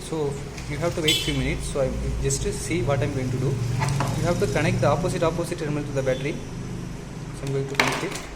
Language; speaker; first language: English; non-native, local second language; Tamil